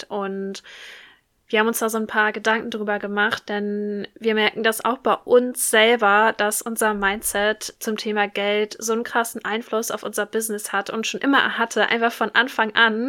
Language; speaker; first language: German; native; German